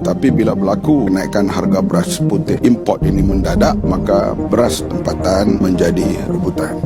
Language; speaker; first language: Malay; native; Malay